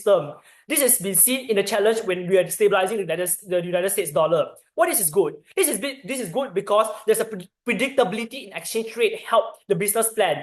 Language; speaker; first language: English; non-native, learner; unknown